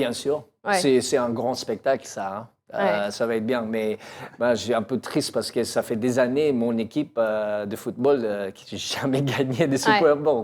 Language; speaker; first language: French; non-native, learner; English